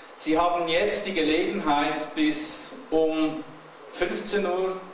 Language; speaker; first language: German; native; German